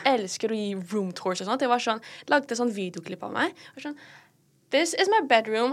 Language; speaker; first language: Norwegian; early bilingual, other home language; Filipino